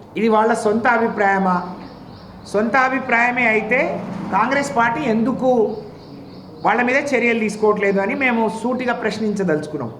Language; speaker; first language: Telugu; non-native, local second language; Lambadi